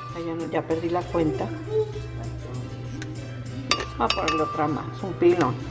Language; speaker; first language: Spanish; native; Spanish